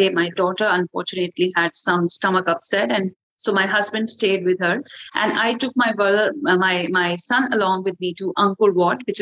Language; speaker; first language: English; non-native, local second language; Hindi